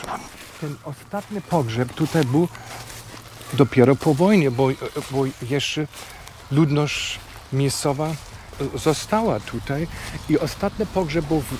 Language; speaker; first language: Polish; non-native, fluent; German